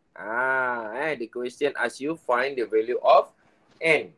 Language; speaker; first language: English; non-native, local second language; Malay